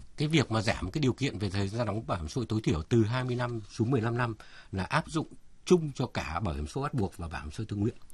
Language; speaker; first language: Vietnamese; native; Vietnamese